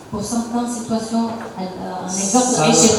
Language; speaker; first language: French; non-native, learner; Indonesian